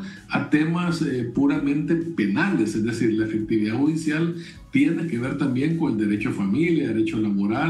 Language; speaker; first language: Spanish; native; Spanish